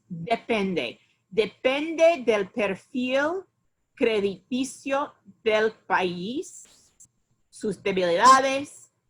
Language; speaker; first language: Spanish; non-native, fluent; English